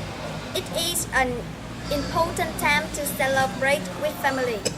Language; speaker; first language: English; non-native, learner; Vietnamese